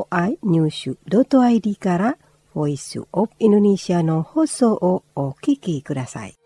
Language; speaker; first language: Japanese; non-native, local second language; Indonesian